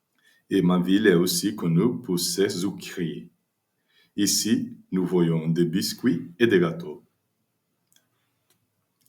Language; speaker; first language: French; non-native, learner; Portuguese